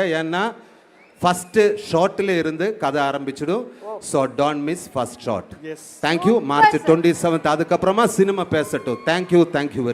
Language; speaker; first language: Tamil; non-native, learner; Malayalam